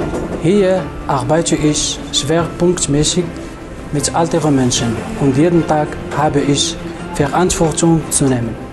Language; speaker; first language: German; non-native, learner; Arabic